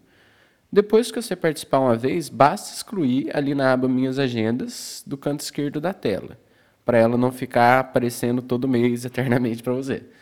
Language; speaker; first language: Portuguese; native; Portuguese